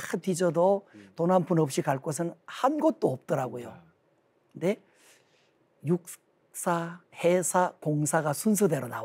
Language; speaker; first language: Korean; native; Korean